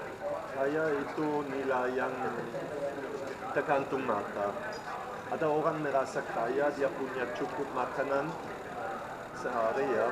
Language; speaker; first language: Indonesian; non-native, fluent; German